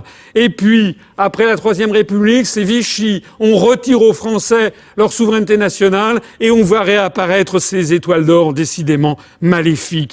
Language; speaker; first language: French; native; French